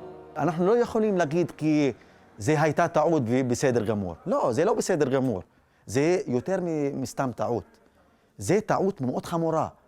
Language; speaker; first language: Hebrew; non-native, local second language; Arabic